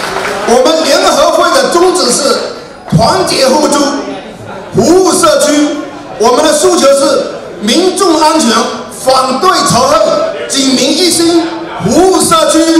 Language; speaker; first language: Chinese; native; Chinese